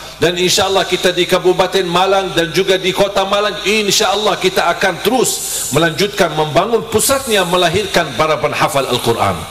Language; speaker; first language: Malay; non-native, fluent; Arabic